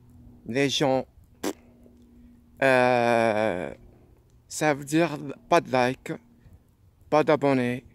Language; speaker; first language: French; non-native, fluent; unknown